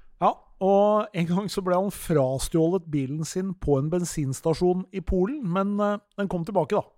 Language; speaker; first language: Norwegian; native; Norwegian